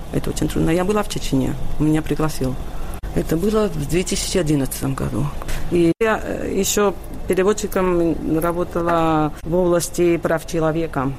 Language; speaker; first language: Russian; non-native, fluent; Catalan